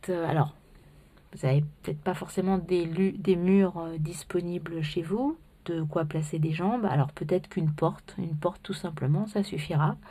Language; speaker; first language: French; native; French